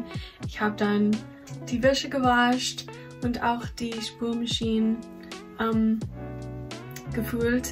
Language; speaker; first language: German; non-native, fluent; English